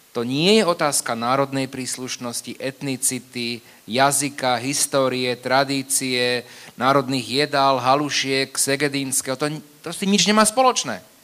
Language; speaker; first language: Slovak; native; Slovak